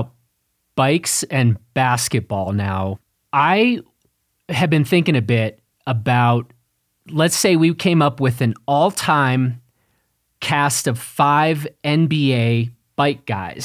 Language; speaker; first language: English; native; English